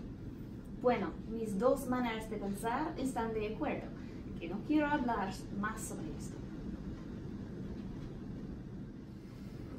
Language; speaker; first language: Spanish; non-native, learner; English